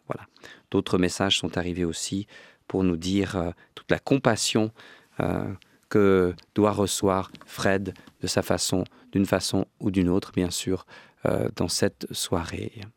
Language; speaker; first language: French; native; French